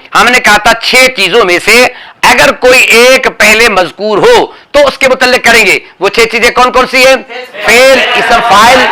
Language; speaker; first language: Urdu; non-native, local second language; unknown